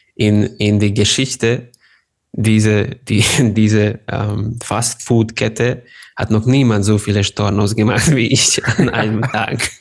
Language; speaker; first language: German; non-native, fluent; Serbian